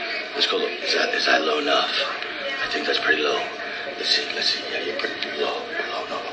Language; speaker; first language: English; native; English